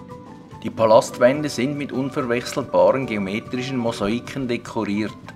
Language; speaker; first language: German; native; German